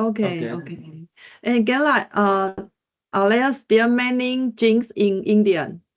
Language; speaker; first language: English; non-native, learner; Chinese